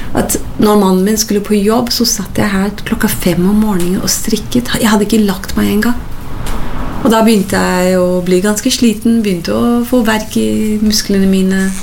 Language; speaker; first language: Norwegian; non-native, fluent; English